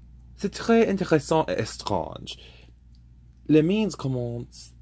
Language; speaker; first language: French; non-native, learner; English